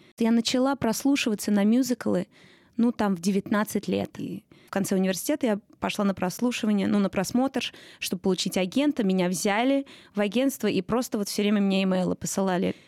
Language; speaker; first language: Russian; early bilingual, heritage; Russian